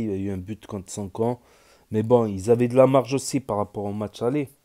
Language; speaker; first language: French; native; French